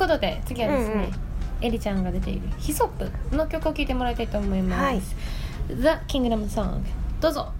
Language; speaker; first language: Japanese; native; Japanese